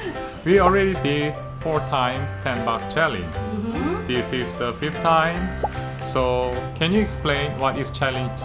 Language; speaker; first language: English; non-native, learner; Korean